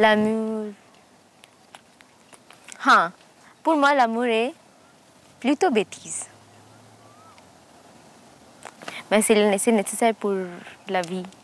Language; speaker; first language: French; non-native, fluent; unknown